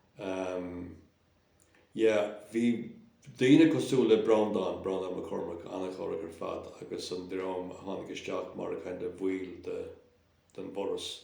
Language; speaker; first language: Irish; non-native, local second language; English